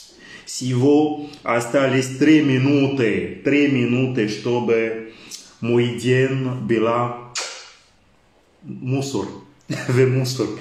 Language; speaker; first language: Russian; non-native, learner; French